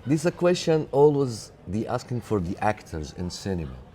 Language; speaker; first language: English; non-native, learner; Arabic